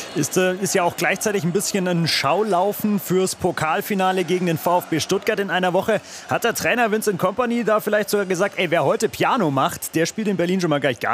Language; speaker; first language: German; native; German